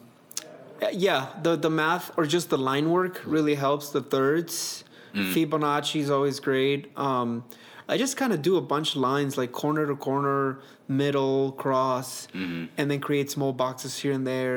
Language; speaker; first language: English; early bilingual, other home language; Spanish